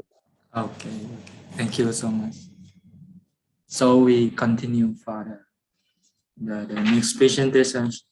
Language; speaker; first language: English; non-native, fluent; Lao